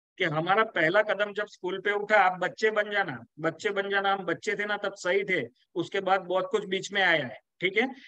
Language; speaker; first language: Hindi; non-native, local second language; Gujarati